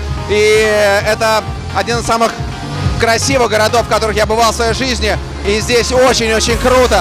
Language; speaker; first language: Russian; native; Russian